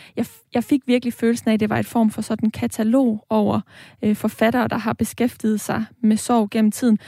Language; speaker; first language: Danish; native; Danish